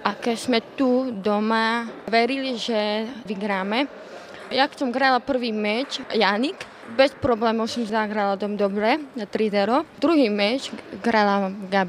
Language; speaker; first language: Polish; non-native, learner; Slovak